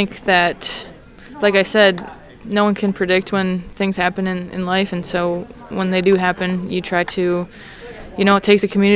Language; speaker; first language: English; native; English